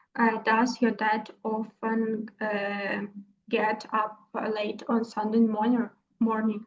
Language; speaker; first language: English; non-native, learner; Ukrainian